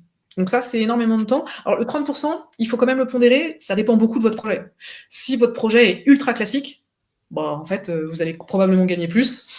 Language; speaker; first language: French; native; French